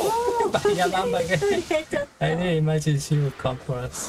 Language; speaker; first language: English; non-native, learner; Japanese